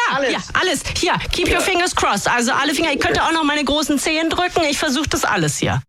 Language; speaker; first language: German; native; German